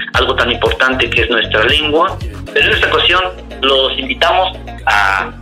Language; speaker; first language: Spanish; non-native, local second language; Nahuatl languages